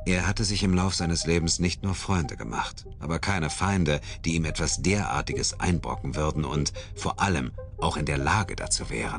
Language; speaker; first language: German; native; German